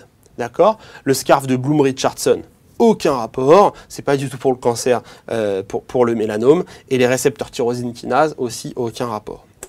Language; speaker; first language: French; native; French